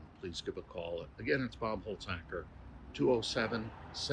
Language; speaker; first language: English; native; English